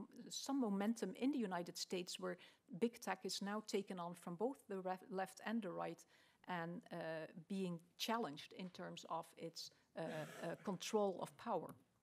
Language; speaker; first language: English; non-native, fluent; Dutch